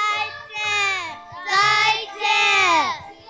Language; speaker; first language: Chinese; non-native, learner; Mongolian